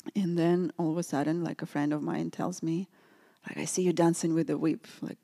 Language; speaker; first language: English; non-native, fluent; Russian